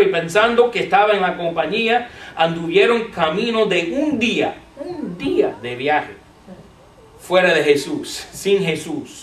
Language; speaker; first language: Spanish; non-native, fluent; English